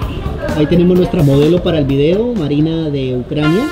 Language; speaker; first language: Spanish; native; Spanish